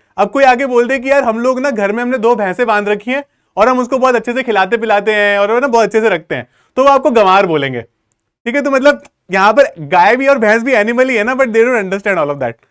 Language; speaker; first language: Hindi; native; Hindi